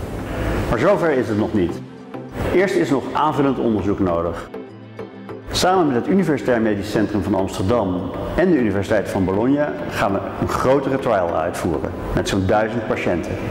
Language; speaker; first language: Dutch; native; Dutch